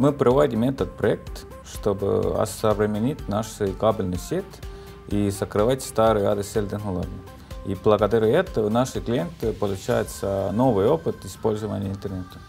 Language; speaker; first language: Russian; non-native, local second language; Estonian